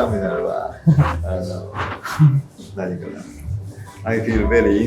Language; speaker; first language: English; non-native, local second language; Japanese